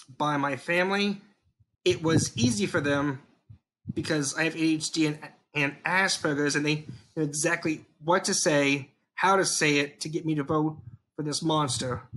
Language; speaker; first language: English; native; English